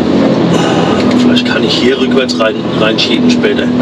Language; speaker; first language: German; native; German